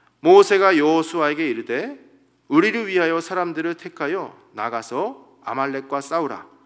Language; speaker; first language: Korean; native; Korean